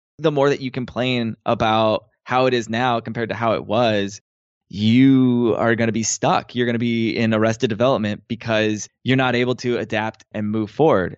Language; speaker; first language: English; native; English